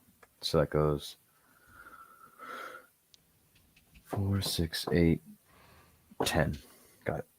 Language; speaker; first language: English; native; English